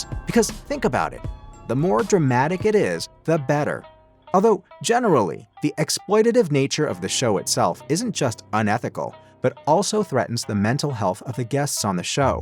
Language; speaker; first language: English; native; English